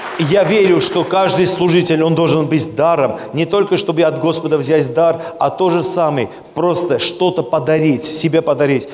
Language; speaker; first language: Russian; non-native, local second language; Armenian